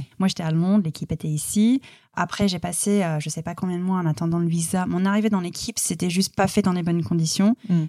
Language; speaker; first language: French; non-native, fluent; English